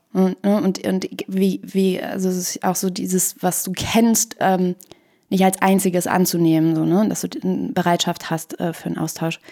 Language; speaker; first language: German; early bilingual, other home language; Persian